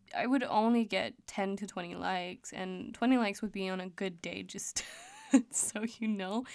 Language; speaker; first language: English; non-native, fluent; Danish